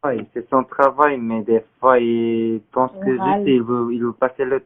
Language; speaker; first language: French; non-native, learner; Korean